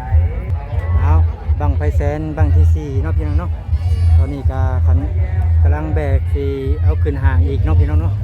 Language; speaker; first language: Thai; non-native, local second language; Lao